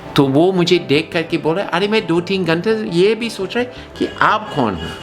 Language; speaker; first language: Hindi; non-native, fluent; English